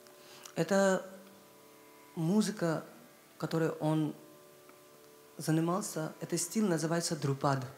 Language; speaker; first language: Russian; non-native, learner; Hindi